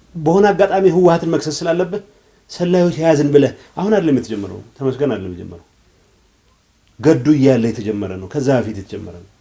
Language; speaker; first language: Amharic; non-native, local second language; Tigrinya